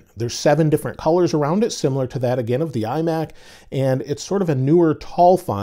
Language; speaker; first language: English; native; English